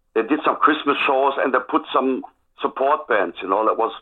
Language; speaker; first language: English; non-native, fluent; German